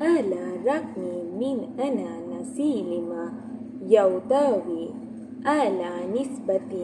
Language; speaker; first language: Arabic; non-native, learner; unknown